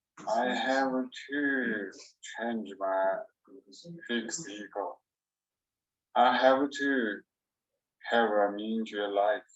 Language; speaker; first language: English; non-native, learner; Chinese